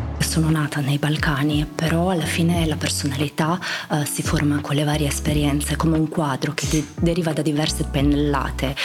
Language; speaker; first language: Italian; early bilingual, other home language; Croatian